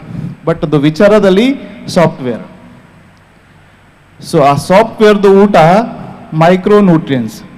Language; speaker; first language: Kannada; non-native, fluent; Hindi